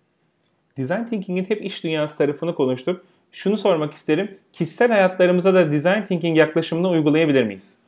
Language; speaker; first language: Turkish; native; Turkish